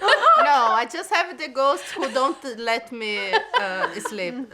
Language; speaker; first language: English; non-native, learner; Portuguese